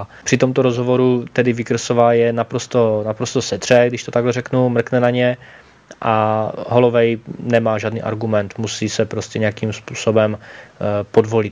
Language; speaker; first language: Czech; native; Czech